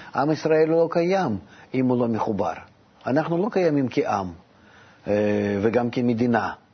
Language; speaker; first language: Hebrew; non-native, fluent; Russian